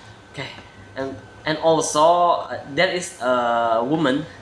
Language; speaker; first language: English; non-native, learner; Indonesian